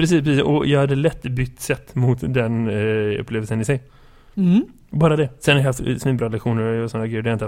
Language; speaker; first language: Swedish; native; Swedish